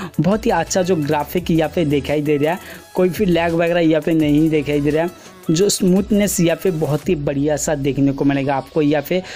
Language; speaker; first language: Hindi; non-native, local second language; Bangla